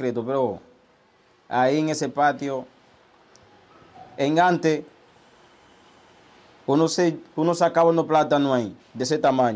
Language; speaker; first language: Spanish; early bilingual, other home language; Haitian Creole